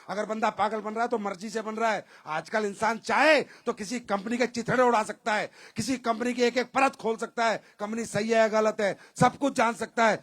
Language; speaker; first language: Hindi; native; Hindi